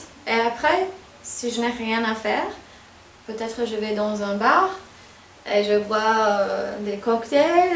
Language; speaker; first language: French; non-native, fluent; English